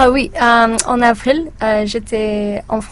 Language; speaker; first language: French; non-native, learner; English